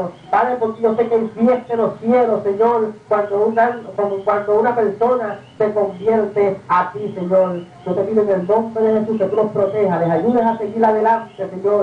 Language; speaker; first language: Spanish; native; Spanish